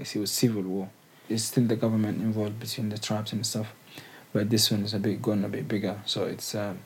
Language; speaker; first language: English; non-native, fluent; Arabic